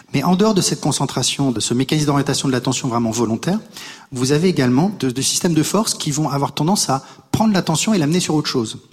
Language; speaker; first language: French; native; French